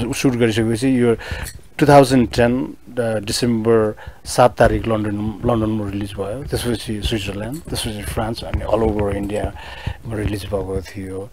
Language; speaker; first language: Nepali; early bilingual, heritage; Nepali